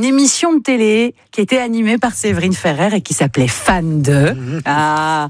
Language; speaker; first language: French; native; French